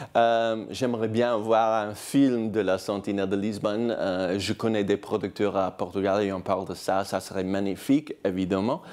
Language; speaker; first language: French; non-native, fluent; English